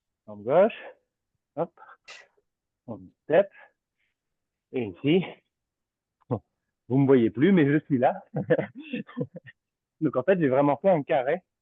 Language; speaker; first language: French; native; French